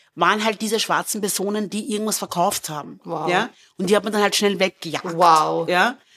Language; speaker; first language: German; native; German